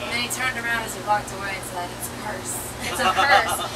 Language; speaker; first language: English; native; English